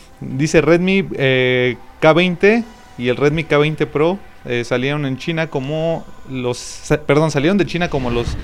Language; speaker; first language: Spanish; native; Spanish